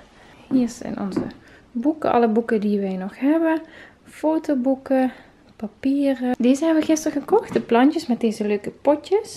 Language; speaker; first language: Dutch; native; Dutch